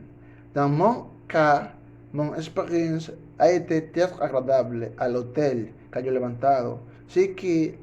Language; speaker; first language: French; non-native, learner; Spanish